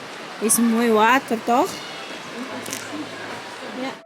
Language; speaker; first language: Dutch; non-native, learner; Filipino